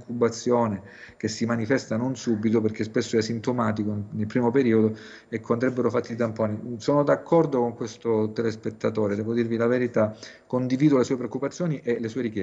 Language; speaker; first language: Italian; native; Italian